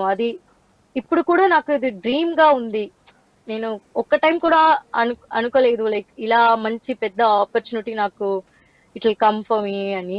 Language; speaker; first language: Telugu; non-native, learner; Tamil